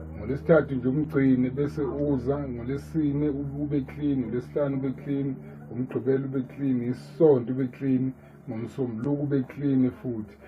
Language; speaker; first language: Zulu; native; Zulu